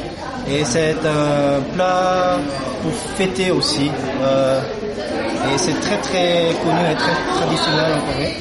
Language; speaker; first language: French; non-native, fluent; Korean